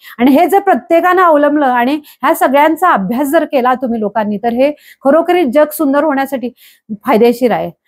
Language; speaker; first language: Marathi; native; Marathi